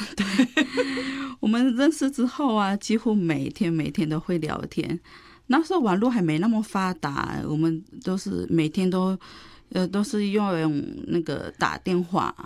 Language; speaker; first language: Chinese; early bilingual, heritage; Chinese